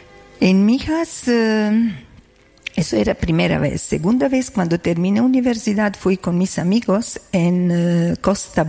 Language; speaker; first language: Spanish; non-native, learner; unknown